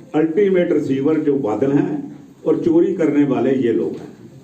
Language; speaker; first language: Hindi; non-native, local second language; Punjabi